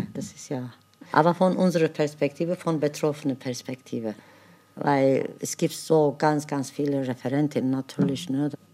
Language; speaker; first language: German; non-native, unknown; Kurdish